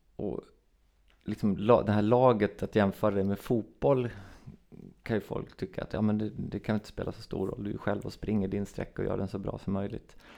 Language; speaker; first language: Swedish; native; Swedish